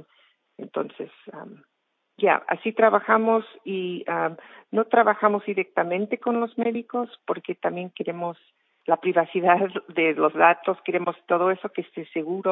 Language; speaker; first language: Spanish; non-native, fluent; English